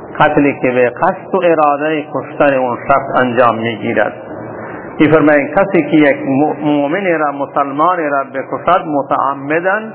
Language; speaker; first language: Persian; non-native, local second language; Baluchi